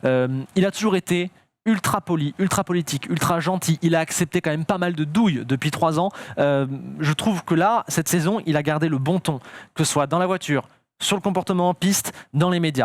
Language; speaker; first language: French; native; French